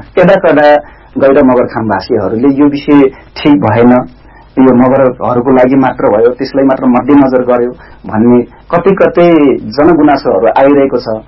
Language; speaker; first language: Nepali; non-native, local second language; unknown